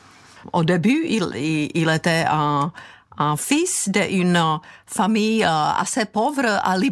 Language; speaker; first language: French; non-native, fluent; Czech